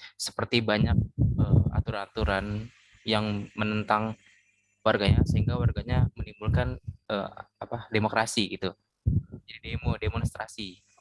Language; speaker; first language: Indonesian; native; Indonesian